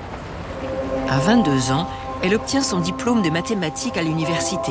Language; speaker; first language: French; native; French